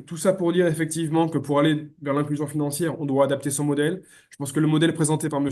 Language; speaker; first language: French; native; French